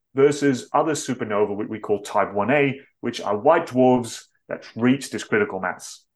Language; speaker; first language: English; non-native, fluent; Dutch